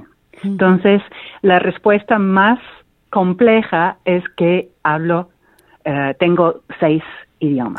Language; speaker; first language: Spanish; non-native, fluent; English